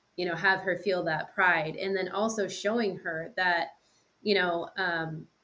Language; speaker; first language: English; native; English